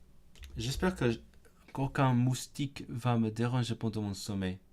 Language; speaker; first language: French; non-native, fluent; Cantonese